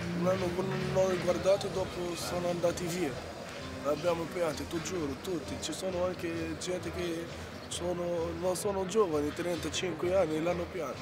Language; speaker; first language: Italian; non-native, learner; Arabic